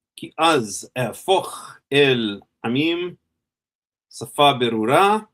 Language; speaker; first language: Hebrew; non-native, fluent; English